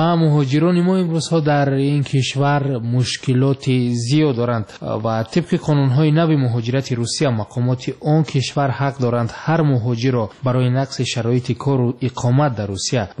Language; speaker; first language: Tajik; native; Tajik